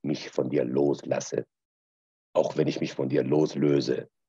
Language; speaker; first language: German; non-native, fluent; Persian